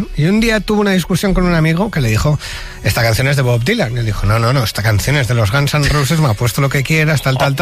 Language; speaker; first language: Spanish; native; Spanish